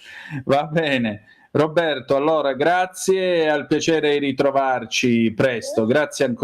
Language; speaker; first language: Italian; native; Italian